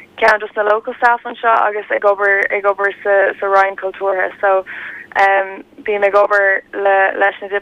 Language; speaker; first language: Irish; non-native, learner; German